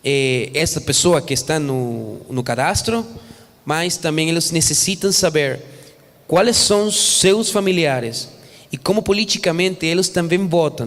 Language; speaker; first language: Portuguese; non-native, fluent; Spanish